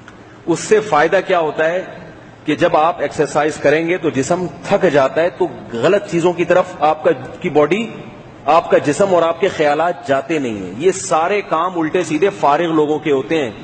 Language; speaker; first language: Urdu; native; Urdu